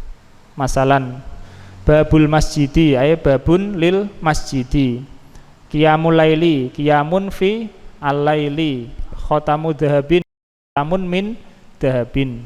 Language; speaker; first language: Arabic; non-native, fluent; Indonesian